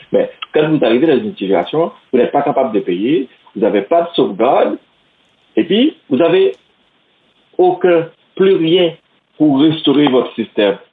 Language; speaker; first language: French; non-native, local second language; Haitian Creole